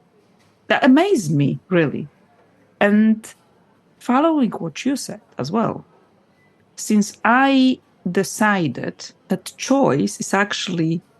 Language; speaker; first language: English; non-native, fluent; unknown